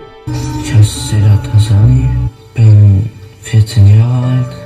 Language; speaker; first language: German; early bilingual, other home language; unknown